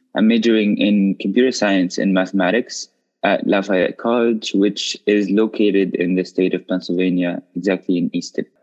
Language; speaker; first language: English; non-native, fluent; Arabic